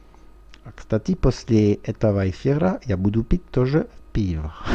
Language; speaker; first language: Russian; non-native, fluent; French